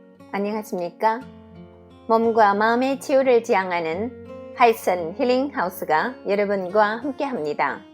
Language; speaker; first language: Korean; native; Korean